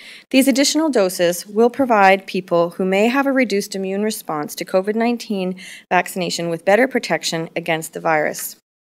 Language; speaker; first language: English; native; English